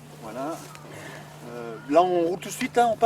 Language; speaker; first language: French; native; French